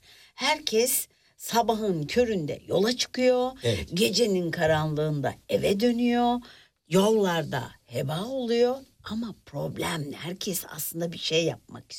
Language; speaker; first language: Turkish; native; Turkish